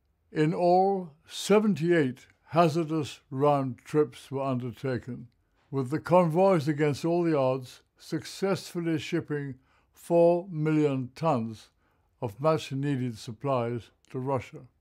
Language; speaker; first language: English; native; English